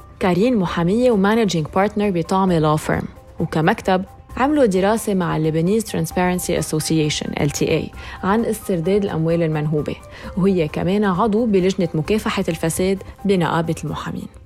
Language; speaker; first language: Arabic; native; Arabic